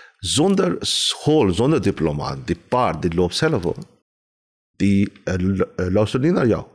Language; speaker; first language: Dutch; non-native, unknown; Urdu